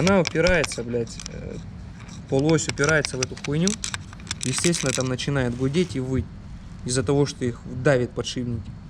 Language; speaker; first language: Russian; native; Russian